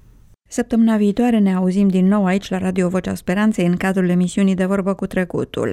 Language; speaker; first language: Romanian; native; Romanian